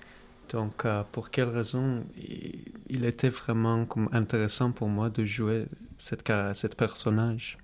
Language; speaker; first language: French; non-native, fluent; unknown